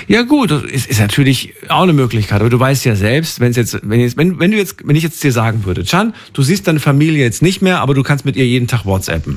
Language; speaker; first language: German; native; German